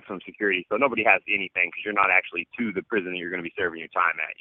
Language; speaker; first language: English; native; English